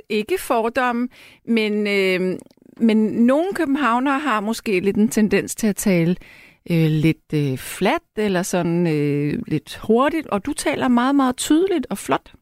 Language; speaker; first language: Danish; native; Danish